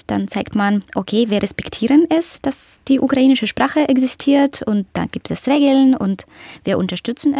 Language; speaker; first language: German; non-native, fluent; Ukrainian